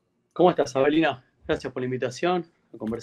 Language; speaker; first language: Spanish; native; Spanish